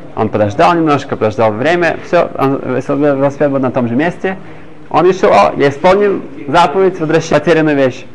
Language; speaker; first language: Russian; early bilingual, heritage; Hebrew